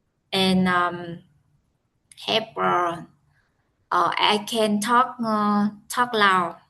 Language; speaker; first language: English; non-native, learner; Vietnamese